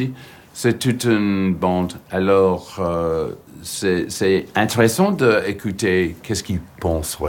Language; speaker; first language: French; non-native, fluent; English